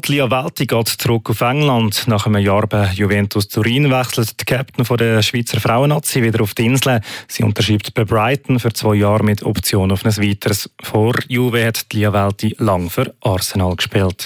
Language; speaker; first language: German; native; German